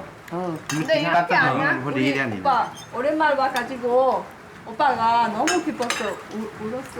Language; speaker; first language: Korean; non-native, learner; Thai